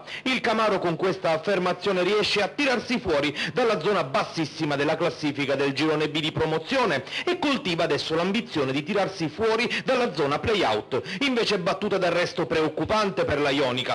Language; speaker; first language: Italian; native; Italian